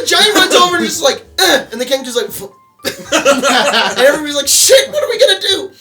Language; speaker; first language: English; native; English